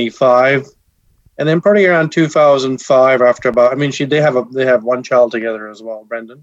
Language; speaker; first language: English; native; English